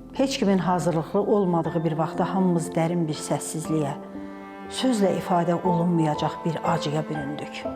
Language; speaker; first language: Azerbaijani; native; Azerbaijani